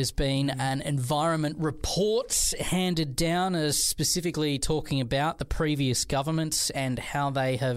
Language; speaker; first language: English; native; English